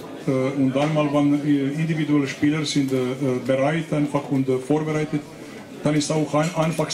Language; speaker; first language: German; non-native, fluent; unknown